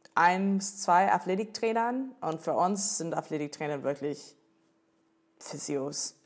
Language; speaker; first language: German; non-native, fluent; English